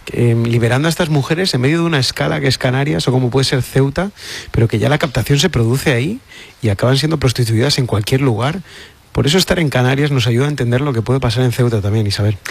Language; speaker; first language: Spanish; native; Spanish